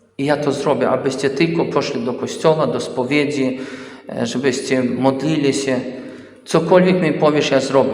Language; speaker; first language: Polish; early bilingual, heritage; Polish